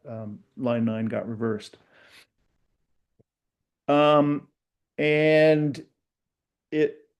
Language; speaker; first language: English; native; English